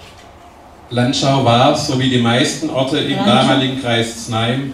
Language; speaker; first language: German; native; German